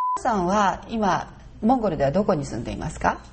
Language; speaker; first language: Japanese; native; Japanese